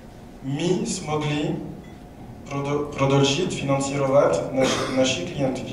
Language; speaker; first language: Russian; non-native, learner; French